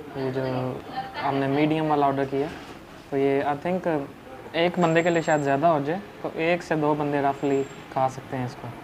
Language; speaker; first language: Urdu; non-native, local second language; Punjabi